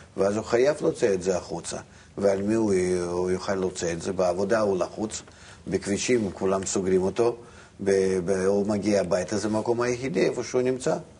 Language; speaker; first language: Hebrew; non-native, fluent; Russian